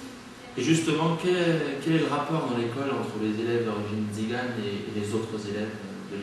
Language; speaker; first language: French; native; French